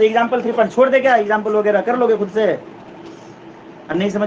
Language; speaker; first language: Hindi; native; Hindi